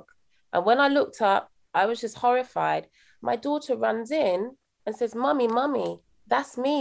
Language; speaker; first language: English; native; English